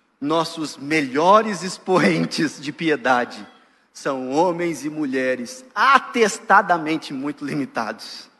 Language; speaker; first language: Portuguese; native; Portuguese